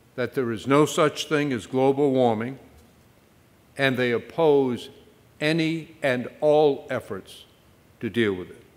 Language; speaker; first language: English; native; English